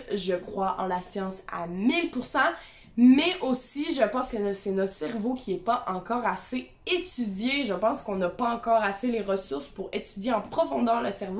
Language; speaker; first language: French; native; French